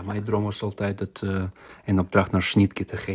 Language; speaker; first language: Dutch; non-native, fluent; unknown